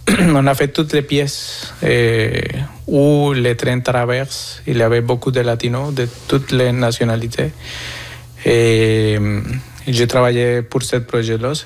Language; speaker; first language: French; non-native, fluent; Spanish